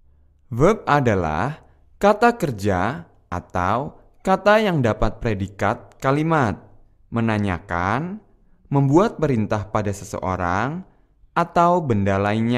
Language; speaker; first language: Indonesian; native; Indonesian